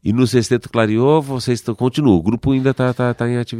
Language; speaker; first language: Portuguese; native; Portuguese